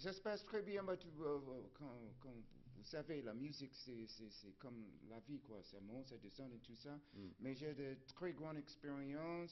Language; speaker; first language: French; non-native, fluent; English